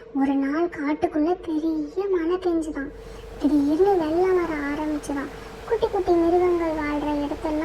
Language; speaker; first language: Tamil; native; Tamil